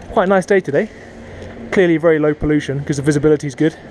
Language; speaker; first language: English; native; English